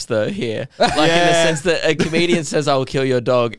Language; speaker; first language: English; native; English